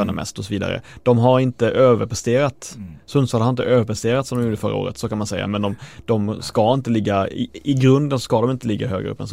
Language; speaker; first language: Swedish; native; Swedish